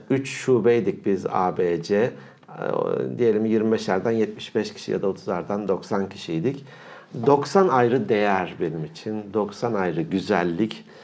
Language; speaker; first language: Turkish; native; Turkish